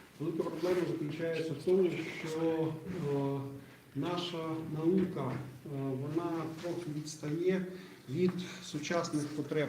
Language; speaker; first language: Ukrainian; non-native, local second language; Russian